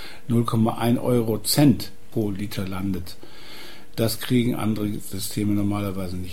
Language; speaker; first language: German; native; German